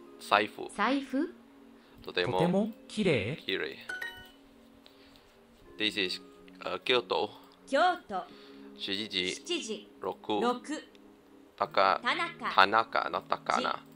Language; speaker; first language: Japanese; non-native, learner; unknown